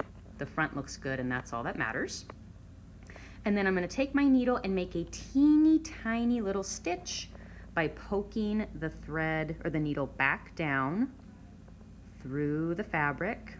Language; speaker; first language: English; native; English